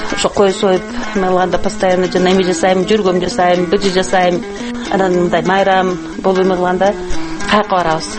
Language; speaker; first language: Kyrgyz; non-native, local second language; Russian